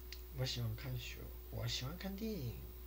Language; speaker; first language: Chinese; non-native, learner; Korean